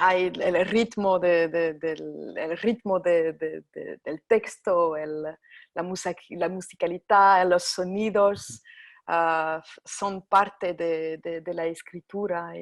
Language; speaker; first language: Spanish; non-native, fluent; French